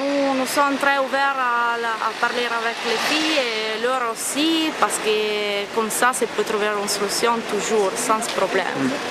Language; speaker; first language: French; non-native, learner; Italian